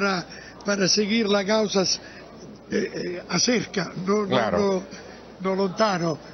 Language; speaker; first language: Spanish; non-native, fluent; Italian